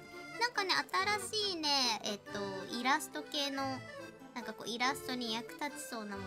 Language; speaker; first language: Japanese; native; Japanese